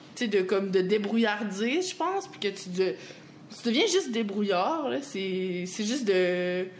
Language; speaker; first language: French; native; French